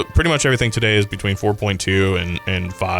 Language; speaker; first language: English; native; English